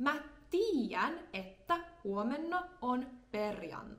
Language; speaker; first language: Finnish; non-native, fluent; English